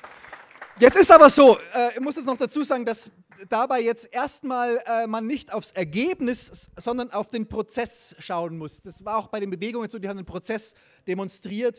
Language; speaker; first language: German; native; German